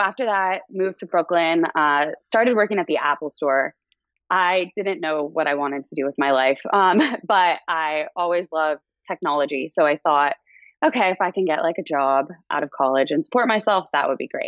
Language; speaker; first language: English; native; English